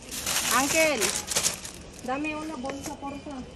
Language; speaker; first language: Spanish; non-native, learner; Filipino